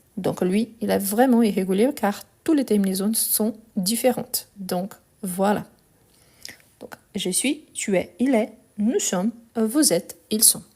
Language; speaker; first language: French; non-native, fluent; Portuguese